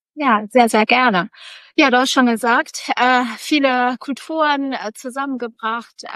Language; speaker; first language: German; early bilingual, other home language; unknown